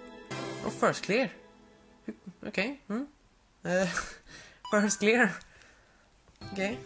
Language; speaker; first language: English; non-native, learner; Swedish